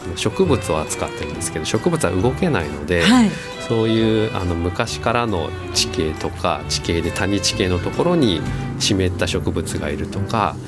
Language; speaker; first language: Japanese; native; Japanese